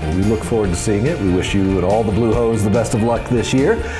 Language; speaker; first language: English; native; English